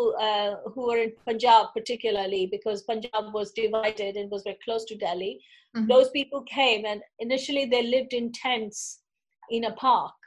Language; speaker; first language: English; non-native, local second language; Bangla